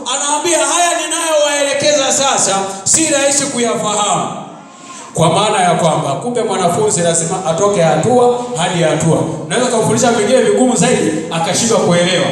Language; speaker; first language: Swahili; non-native, local second language; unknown